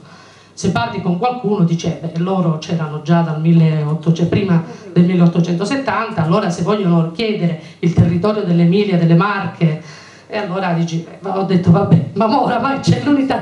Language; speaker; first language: Italian; native; Italian